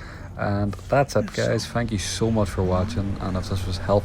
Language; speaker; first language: English; native; English